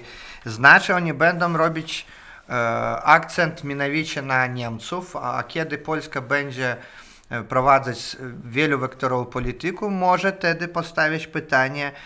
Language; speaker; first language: Polish; non-native, fluent; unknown